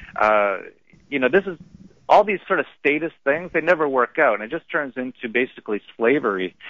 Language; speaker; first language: English; native; English